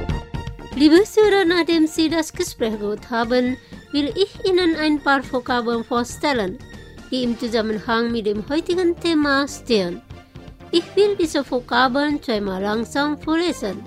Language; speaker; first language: German; non-native, fluent; Indonesian